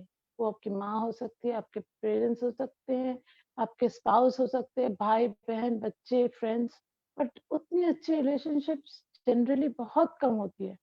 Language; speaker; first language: Hindi; non-native, local second language; Bangla